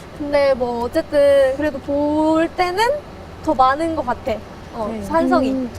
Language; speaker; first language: Korean; native; Korean